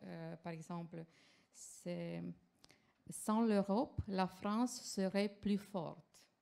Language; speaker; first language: French; non-native, fluent; Romanian